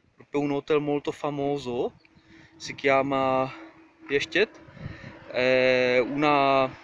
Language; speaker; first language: Italian; non-native, fluent; Czech